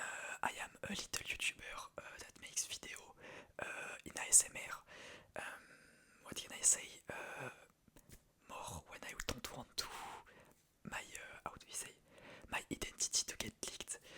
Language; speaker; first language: English; non-native, learner; French